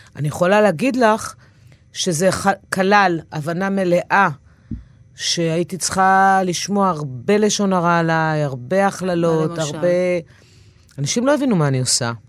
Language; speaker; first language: Hebrew; native; Hebrew